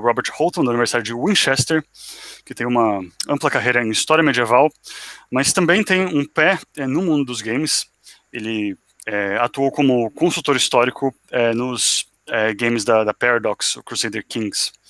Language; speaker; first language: Portuguese; native; Portuguese